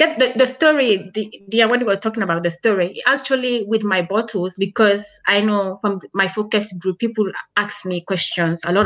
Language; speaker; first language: English; early bilingual, other home language; Krio